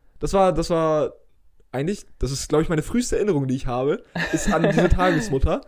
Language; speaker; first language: German; native; German